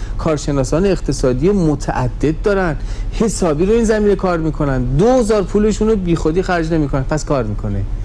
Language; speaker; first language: Persian; native; Persian